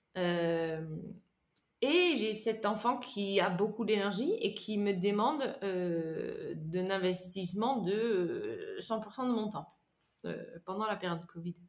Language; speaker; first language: French; non-native, fluent; Dutch